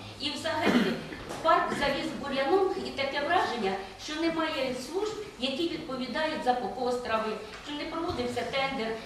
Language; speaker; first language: Ukrainian; native; Ukrainian